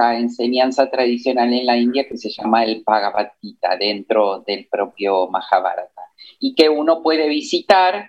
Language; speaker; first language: Spanish; native; Spanish